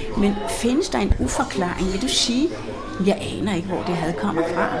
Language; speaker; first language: Danish; native; Danish